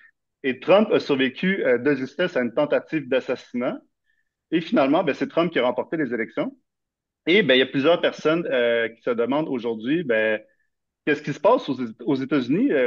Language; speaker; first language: French; native; French